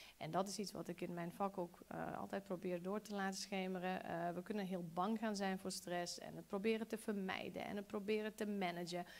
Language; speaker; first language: Dutch; early bilingual, other home language; Bosnian